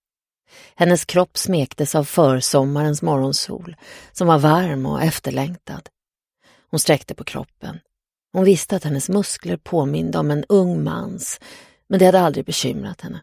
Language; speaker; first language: Swedish; native; Swedish